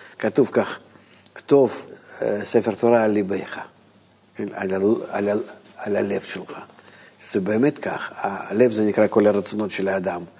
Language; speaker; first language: Hebrew; non-native, fluent; Russian